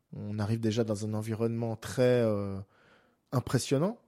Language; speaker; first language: French; native; French